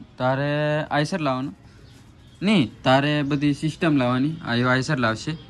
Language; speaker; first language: Gujarati; non-native, local second language; Rathawi